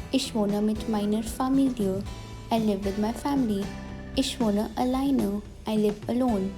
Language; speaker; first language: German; non-native, fluent; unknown